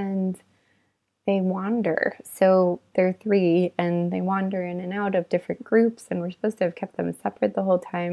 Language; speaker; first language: English; native; English